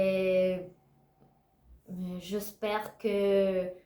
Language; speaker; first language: French; non-native, learner; Russian